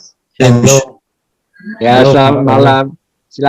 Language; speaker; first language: Indonesian; non-native, fluent; English